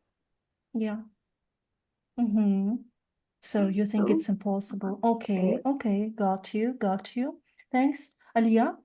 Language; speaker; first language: English; non-native, fluent; Russian